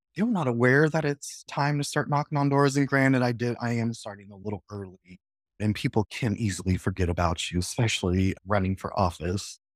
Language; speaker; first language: English; native; English